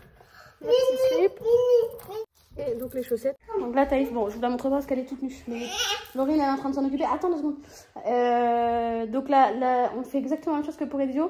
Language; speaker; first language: French; native; French